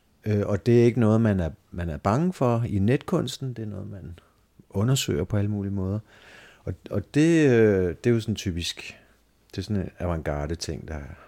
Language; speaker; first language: Danish; native; Danish